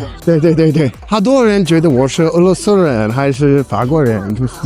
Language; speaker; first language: Chinese; non-native, fluent; English